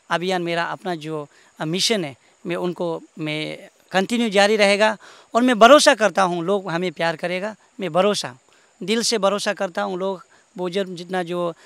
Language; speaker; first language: Hindi; non-native, local second language; Nyishi